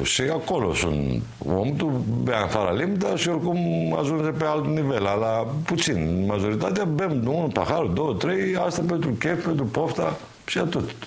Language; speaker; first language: Romanian; non-native, learner; Greek